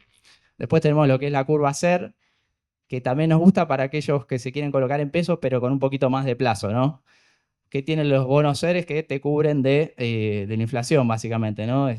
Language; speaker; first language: Spanish; native; Spanish